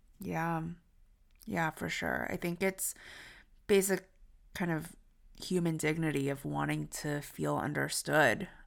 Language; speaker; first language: English; early bilingual, other home language; Chinese